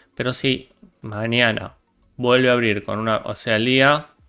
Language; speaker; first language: Spanish; native; Spanish